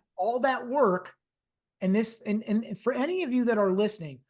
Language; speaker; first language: English; native; English